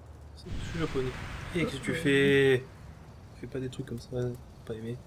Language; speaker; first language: French; native; French